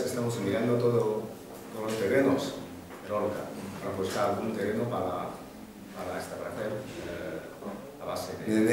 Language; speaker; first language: Spanish; non-native, fluent; Chinese